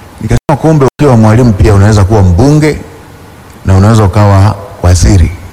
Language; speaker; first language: Swahili; non-native, local second language; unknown